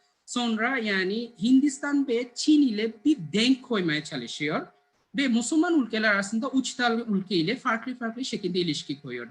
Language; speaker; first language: Turkish; non-native, learner; Bangla